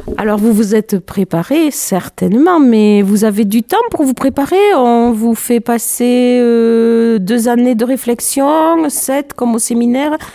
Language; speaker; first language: French; native; French